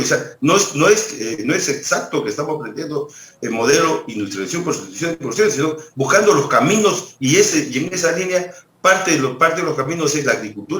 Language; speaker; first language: Spanish; native; Spanish